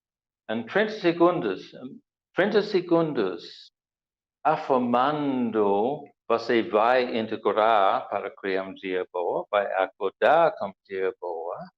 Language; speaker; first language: Portuguese; non-native, learner; English